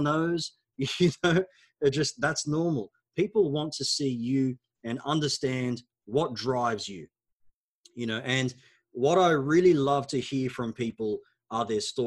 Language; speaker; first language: English; non-native, local second language; Arabic